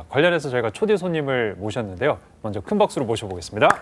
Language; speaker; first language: Korean; native; Korean